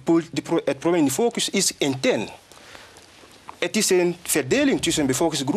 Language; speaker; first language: Dutch; non-native, fluent; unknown